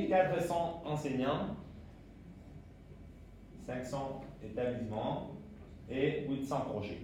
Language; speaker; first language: French; non-native, fluent; Spanish